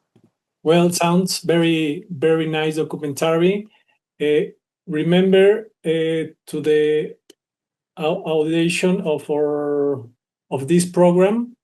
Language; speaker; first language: English; non-native, learner; Spanish